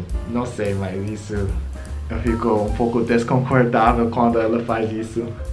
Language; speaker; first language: Portuguese; non-native, learner; Korean